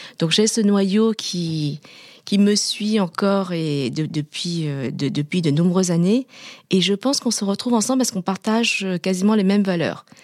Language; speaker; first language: French; early bilingual, other home language; Vietnamese